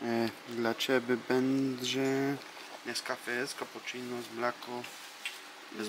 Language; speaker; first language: Polish; non-native, learner; Bulgarian